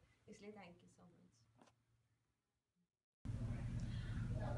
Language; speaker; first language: Hindi; native; Hindi